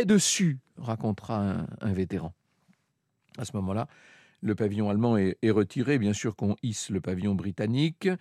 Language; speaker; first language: French; native; French